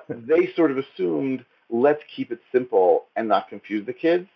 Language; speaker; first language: English; native; English